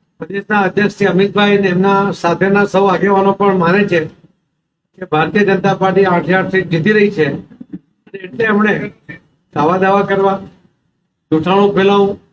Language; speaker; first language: Gujarati; non-native, local second language; Marathi